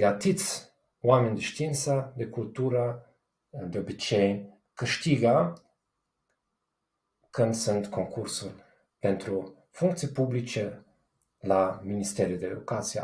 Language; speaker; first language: Romanian; non-native, fluent; German